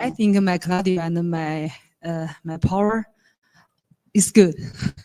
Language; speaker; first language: English; non-native, learner; Chinese